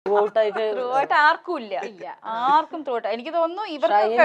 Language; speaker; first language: Malayalam; native; Malayalam